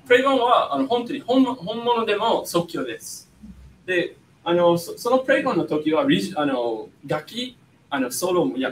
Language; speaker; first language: Japanese; non-native, fluent; English